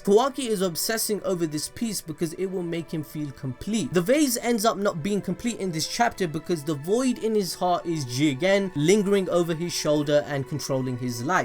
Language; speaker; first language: English; native; English